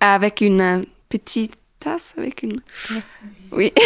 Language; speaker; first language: French; non-native, learner; German